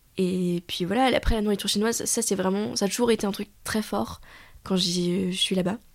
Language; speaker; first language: French; native; French